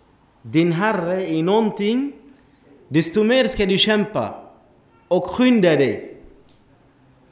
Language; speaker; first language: Swedish; non-native, fluent; Arabic